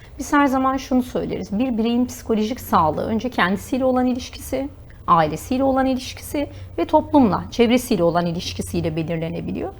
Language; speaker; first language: Turkish; native; Turkish